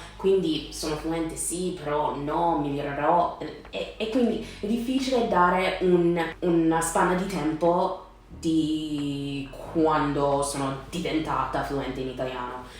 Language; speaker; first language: Italian; non-native, fluent; English